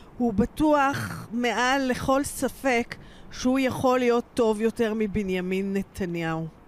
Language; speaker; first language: Hebrew; native; Hebrew